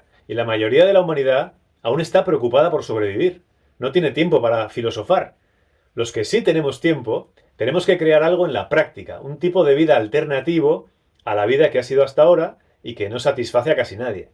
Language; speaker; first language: Spanish; native; Spanish